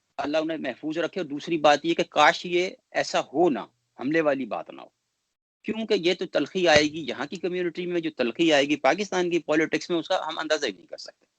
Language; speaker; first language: Urdu; non-native, local second language; Punjabi